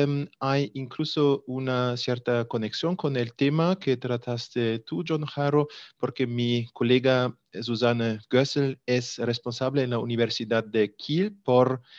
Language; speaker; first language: Spanish; non-native, fluent; German